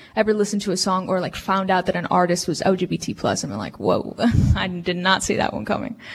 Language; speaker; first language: English; early bilingual, other home language; Spanish